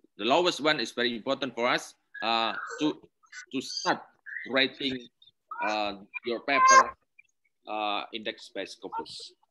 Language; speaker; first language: English; non-native, learner; Indonesian